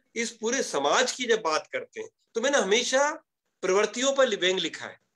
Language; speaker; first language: Hindi; native; Hindi